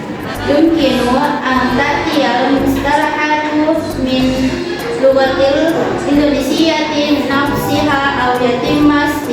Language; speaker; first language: Arabic; non-native, learner; Indonesian